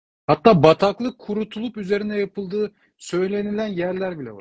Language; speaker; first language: Turkish; native; Turkish